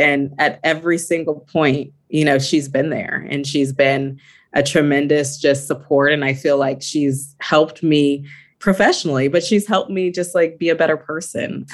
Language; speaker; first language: English; native; English